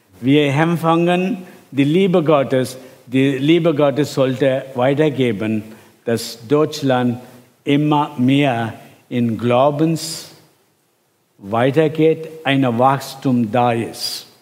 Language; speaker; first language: German; non-native, fluent; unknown